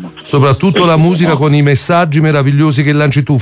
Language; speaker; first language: Italian; native; Italian